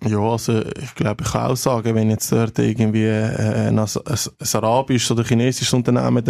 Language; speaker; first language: German; native; German